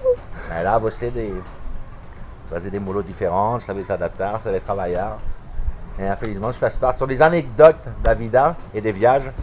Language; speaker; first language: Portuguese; non-native, fluent; French